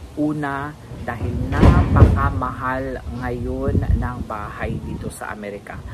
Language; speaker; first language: Filipino; non-native, local second language; Cebuano